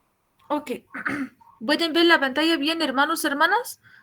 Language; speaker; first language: Spanish; non-native, fluent; Arabic